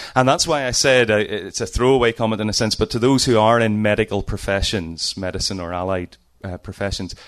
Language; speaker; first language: English; native; English